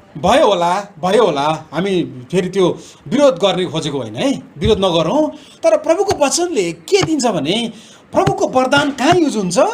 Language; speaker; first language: Nepali; non-native, local second language; Eastern Tamang